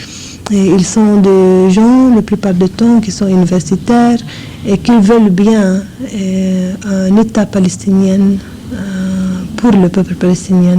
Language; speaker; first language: French; non-native, fluent; English